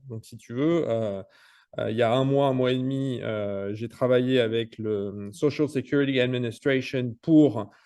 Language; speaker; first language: French; native; French